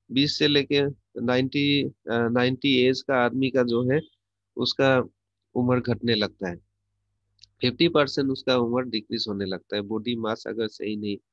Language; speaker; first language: Hindi; non-native, local second language; Assamese